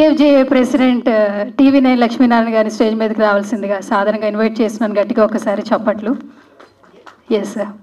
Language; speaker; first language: Telugu; native; Telugu